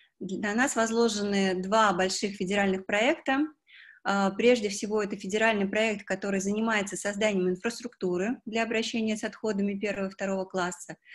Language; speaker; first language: Russian; native; Russian